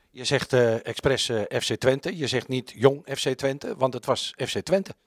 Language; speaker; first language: Dutch; native; Dutch